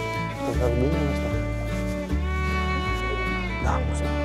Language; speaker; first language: Russian; non-native, learner; Indonesian